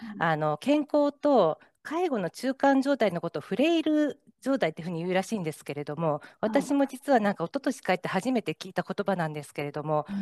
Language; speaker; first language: Japanese; native; Japanese